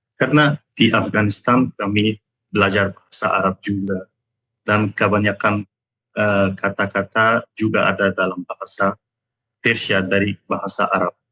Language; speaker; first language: Indonesian; non-native, learner; Persian